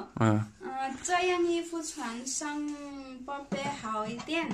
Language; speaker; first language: Chinese; non-native, learner; Nepali